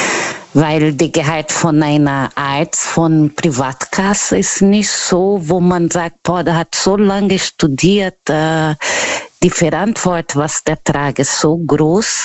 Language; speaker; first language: German; non-native, learner; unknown